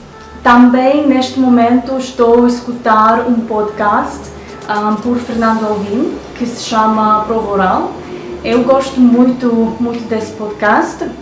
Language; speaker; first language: Portuguese; non-native, fluent; English